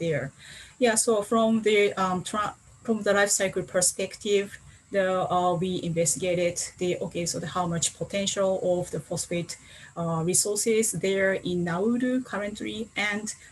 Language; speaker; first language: English; non-native, fluent; Japanese